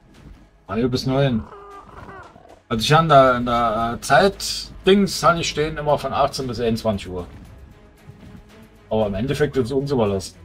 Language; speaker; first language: German; native; German